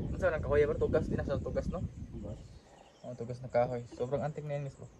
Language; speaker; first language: Filipino; non-native, fluent; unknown